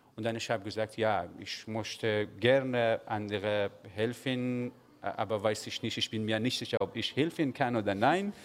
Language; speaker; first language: German; non-native, learner; Persian